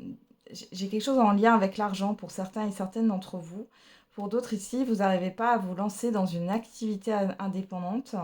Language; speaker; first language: French; native; French